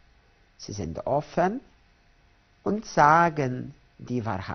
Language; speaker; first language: German; non-native, fluent; Arabic